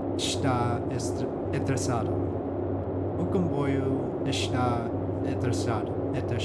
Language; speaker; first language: Portuguese; non-native, learner; English